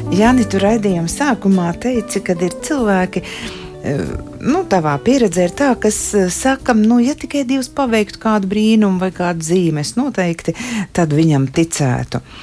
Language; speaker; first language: Latvian; native; Latvian